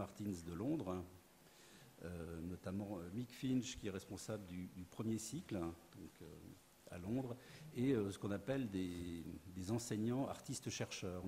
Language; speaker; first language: French; native; French